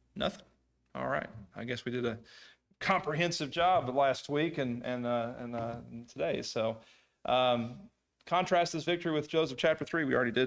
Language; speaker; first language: English; native; English